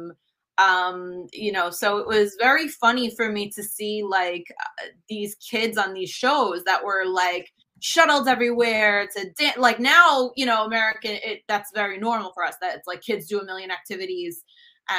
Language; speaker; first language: English; early bilingual, other home language; Italian